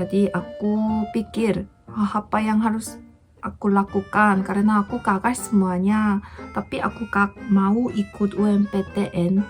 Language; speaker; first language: Indonesian; non-native, fluent; Korean